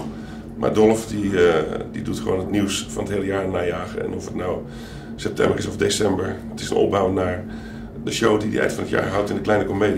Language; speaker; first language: Dutch; native; Dutch